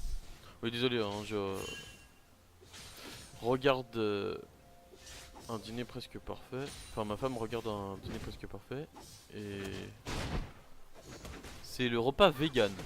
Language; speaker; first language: French; native; French